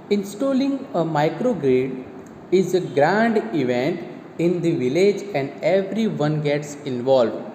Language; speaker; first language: English; non-native, local second language; Gujarati